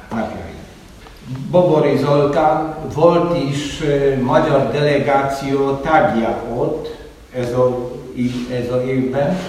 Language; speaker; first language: Hungarian; non-native, fluent; Polish